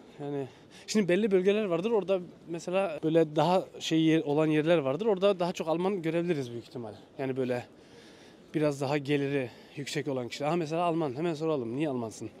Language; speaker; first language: Turkish; early bilingual, heritage; Turkish